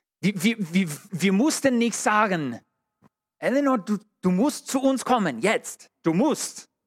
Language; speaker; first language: German; non-native, fluent; English